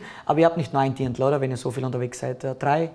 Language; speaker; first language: German; native; German